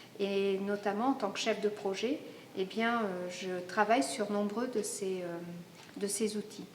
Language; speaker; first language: French; native; French